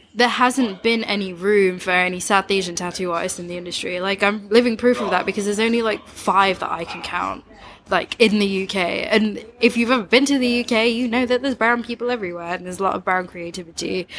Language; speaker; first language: English; early bilingual, other home language; Hindi